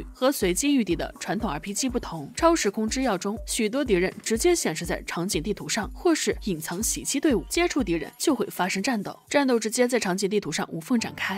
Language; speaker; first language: Chinese; native; Chinese